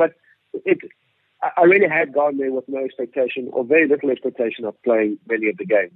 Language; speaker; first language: English; native; English